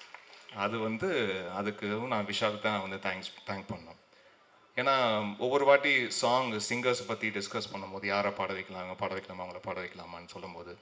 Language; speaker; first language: Tamil; native; Tamil